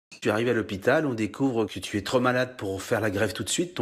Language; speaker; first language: French; native; French